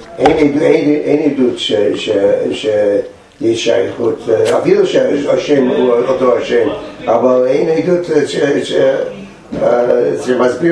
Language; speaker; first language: Hebrew; non-native, learner; English